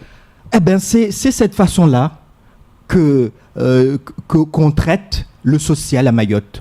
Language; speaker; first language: French; non-native, local second language; Comorian